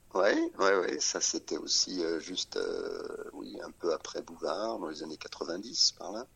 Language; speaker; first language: French; native; French